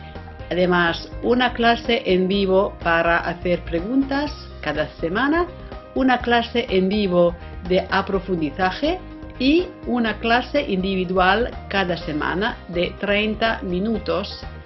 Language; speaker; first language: Spanish; non-native, fluent; Italian